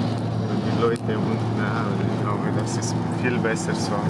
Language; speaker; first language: German; non-native, learner; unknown